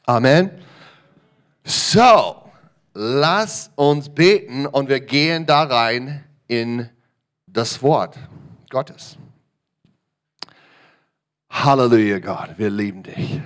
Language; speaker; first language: German; non-native, learner; English